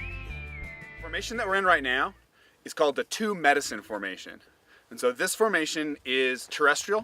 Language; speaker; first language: English; native; English